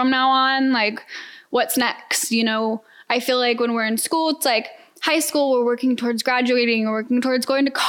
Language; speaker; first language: English; native; English